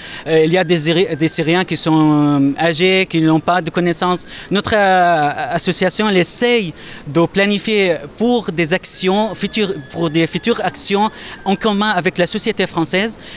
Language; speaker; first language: French; non-native, fluent; Arabic